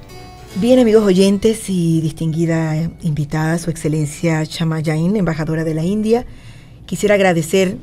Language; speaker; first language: Spanish; native; Spanish